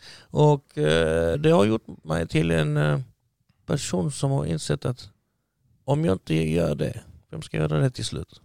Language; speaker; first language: Swedish; early bilingual, other home language; Arabic